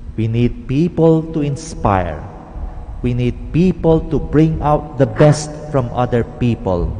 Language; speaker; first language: English; non-native, local second language; Filipino